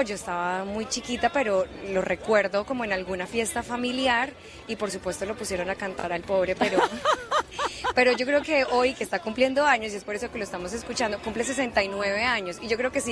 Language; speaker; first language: Spanish; native; Spanish